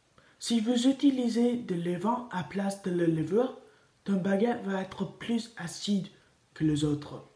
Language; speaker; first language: French; non-native, learner; Spanish